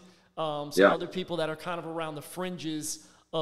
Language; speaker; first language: English; native; English